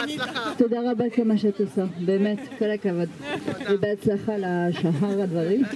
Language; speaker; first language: Hebrew; non-native, fluent; French